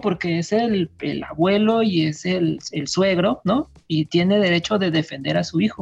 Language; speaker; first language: Spanish; native; Spanish